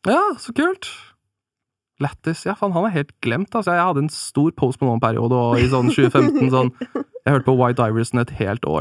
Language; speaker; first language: Norwegian; native; Norwegian